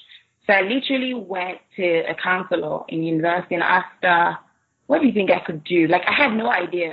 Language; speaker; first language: English; non-native, local second language; Igbo